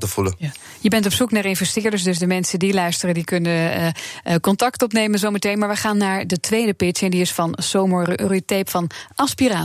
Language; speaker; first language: Dutch; native; Dutch